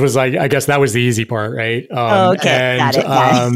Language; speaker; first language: English; native; English